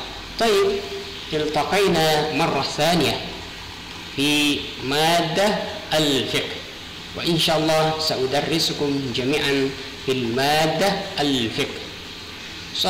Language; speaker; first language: Arabic; non-native, fluent; Indonesian